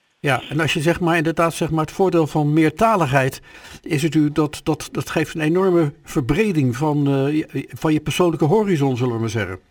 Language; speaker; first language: Dutch; native; Dutch